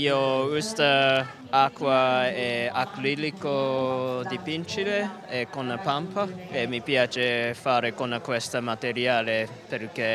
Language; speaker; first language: Italian; non-native, learner; Japanese